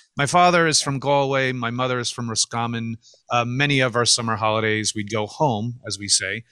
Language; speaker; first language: English; native; English